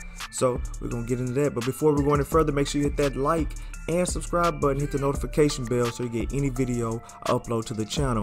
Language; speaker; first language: English; native; English